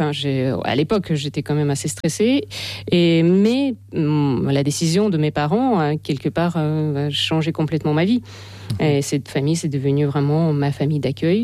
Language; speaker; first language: French; non-native, fluent; Russian